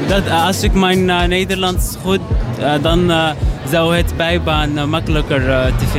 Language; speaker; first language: Dutch; non-native, learner; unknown